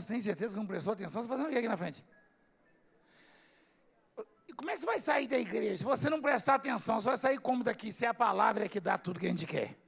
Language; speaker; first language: Portuguese; native; Portuguese